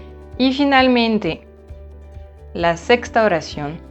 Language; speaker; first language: Spanish; non-native, fluent; French